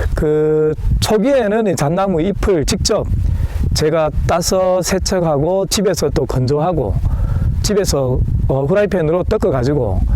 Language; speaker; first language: Korean; native; Korean